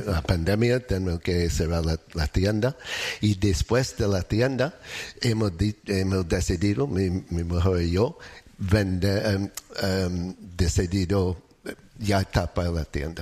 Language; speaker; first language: Spanish; non-native, learner; English